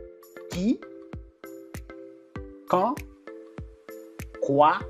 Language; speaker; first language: French; non-native, fluent; Portuguese